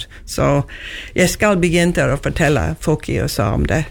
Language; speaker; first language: Norwegian; non-native, learner; English